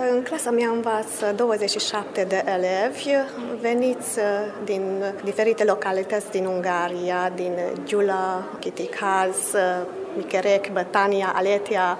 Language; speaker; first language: Romanian; early bilingual, heritage; Romanian